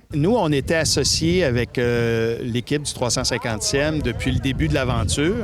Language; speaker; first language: French; native; French